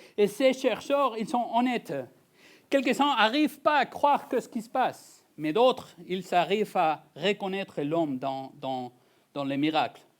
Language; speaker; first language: French; non-native, fluent; Spanish